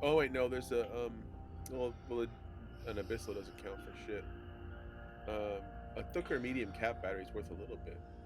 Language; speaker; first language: English; native; English